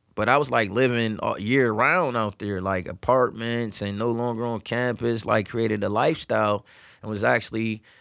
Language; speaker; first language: English; native; English